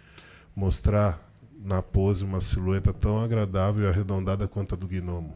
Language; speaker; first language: Portuguese; native; Portuguese